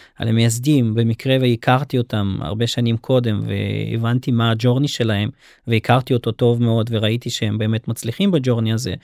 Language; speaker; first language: Hebrew; non-native, fluent; Russian